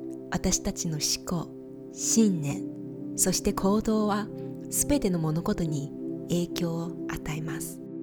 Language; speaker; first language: Japanese; native; Japanese